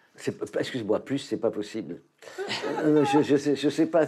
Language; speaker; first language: French; native; French